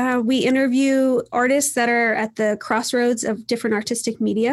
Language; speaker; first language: English; native; English